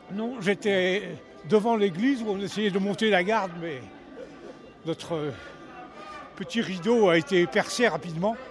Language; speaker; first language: French; native; French